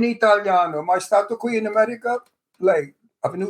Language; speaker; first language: Italian; early bilingual, heritage; English